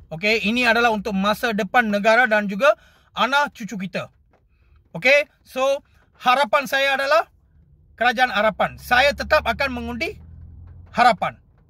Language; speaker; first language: Malay; non-native, local second language; Tamil